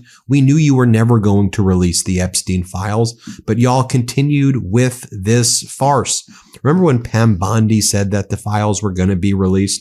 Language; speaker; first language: English; native; English